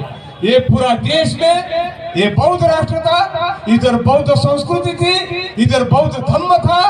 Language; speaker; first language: Hindi; native; Hindi